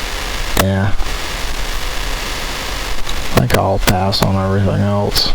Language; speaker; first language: English; native; English